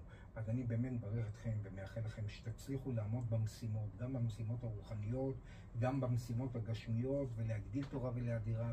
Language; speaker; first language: Hebrew; native; Hebrew